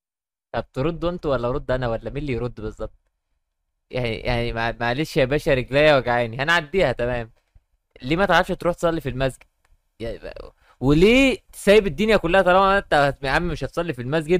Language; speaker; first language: Arabic; native; Arabic